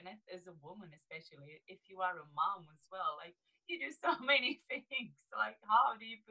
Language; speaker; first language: English; non-native, fluent; Romanian